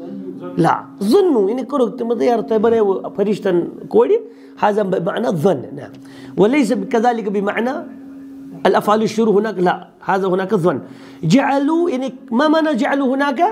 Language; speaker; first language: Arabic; non-native, fluent; Kashmiri